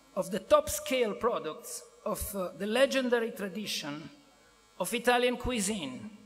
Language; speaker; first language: English; non-native, fluent; Italian